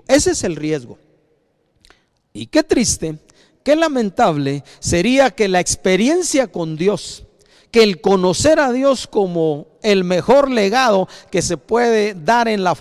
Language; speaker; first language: Spanish; native; Spanish